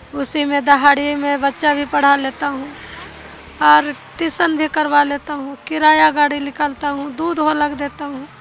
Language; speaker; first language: Hindi; native; Hindi